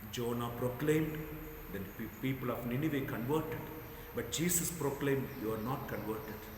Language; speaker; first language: English; non-native, local second language; Telugu